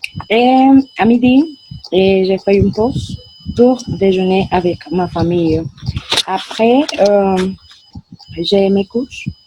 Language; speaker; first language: French; non-native, learner; Spanish